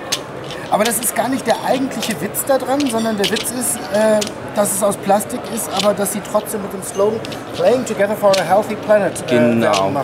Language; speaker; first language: German; native; German